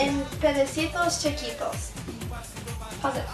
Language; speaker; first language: Spanish; non-native, learner; English